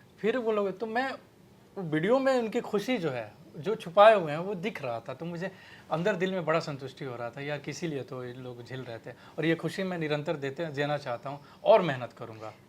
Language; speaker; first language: Hindi; native; Hindi